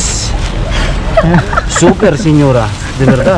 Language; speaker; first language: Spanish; non-native, learner; Filipino